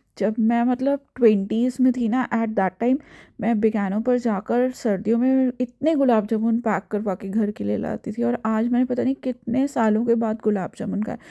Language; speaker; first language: Hindi; native; Hindi